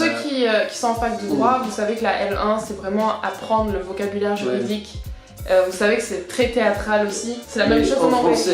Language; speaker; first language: French; early bilingual, other home language; English